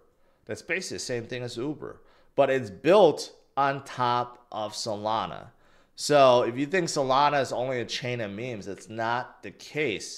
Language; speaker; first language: English; native; English